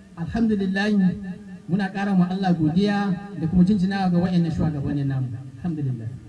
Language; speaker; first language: Hausa; native; Hausa